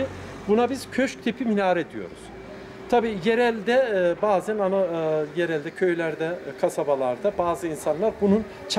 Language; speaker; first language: Turkish; native; Turkish